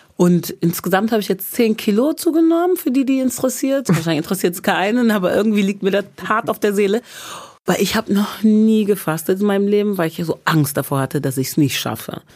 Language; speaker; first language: German; early bilingual, other home language; English